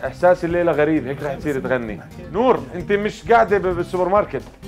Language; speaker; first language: Arabic; native; Arabic